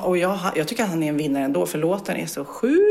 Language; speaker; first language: Swedish; native; Swedish